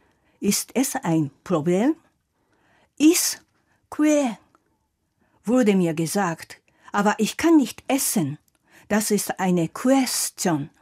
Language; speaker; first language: German; non-native, fluent; Japanese